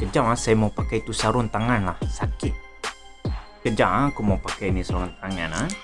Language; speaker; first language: Malay; native; Malay